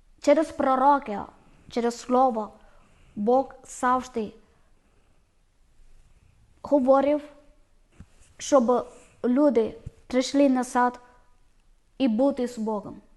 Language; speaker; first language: Ukrainian; non-native, learner; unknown